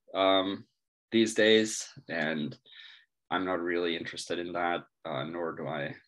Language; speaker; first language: English; non-native, fluent; Norwegian